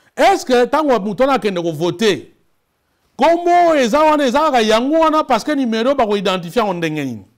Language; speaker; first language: French; non-native, local second language; Lingala